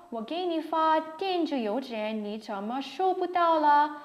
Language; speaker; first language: Chinese; non-native, fluent; Korean